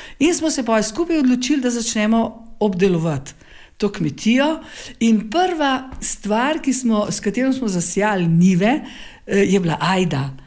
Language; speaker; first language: Slovenian; native; Slovenian